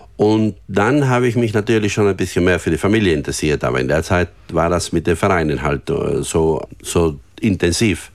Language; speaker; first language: German; native; German